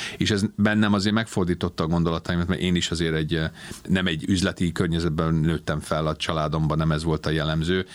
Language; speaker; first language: Hungarian; early bilingual, heritage; Hungarian